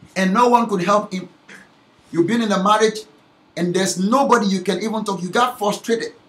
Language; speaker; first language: English; non-native, local second language; Yoruba